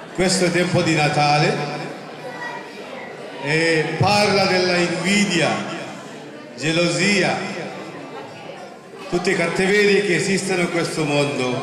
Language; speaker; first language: Italian; non-native, fluent; Sinhala